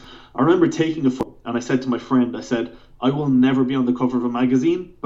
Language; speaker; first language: English; native; English